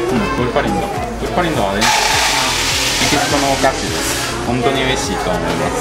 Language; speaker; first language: Japanese; non-native, learner; Spanish